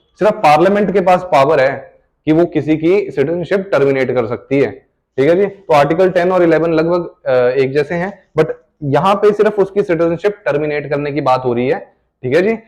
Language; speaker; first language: Hindi; native; Hindi